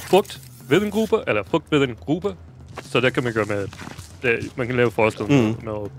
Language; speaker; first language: Danish; non-native, fluent; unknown